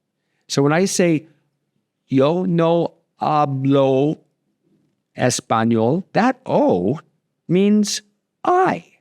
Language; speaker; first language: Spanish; non-native, fluent; English